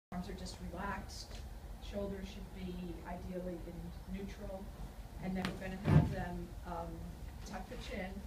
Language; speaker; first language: English; native; English